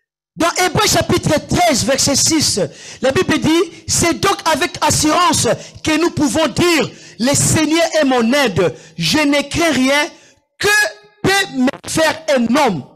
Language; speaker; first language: French; non-native, local second language; Lingala